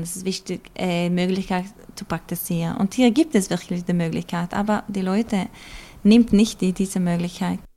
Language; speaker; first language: German; non-native, learner; Norwegian